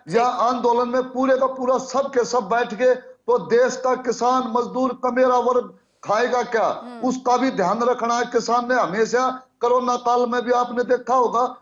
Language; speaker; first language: Hindi; native; Hindi